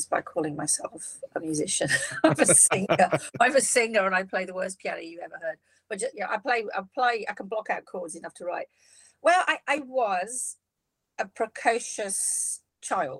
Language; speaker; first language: English; native; English